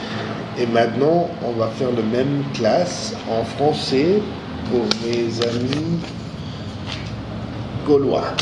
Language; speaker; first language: French; non-native, fluent; English